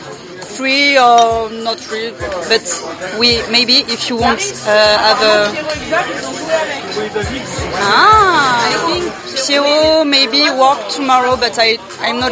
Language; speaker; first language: English; non-native, learner; French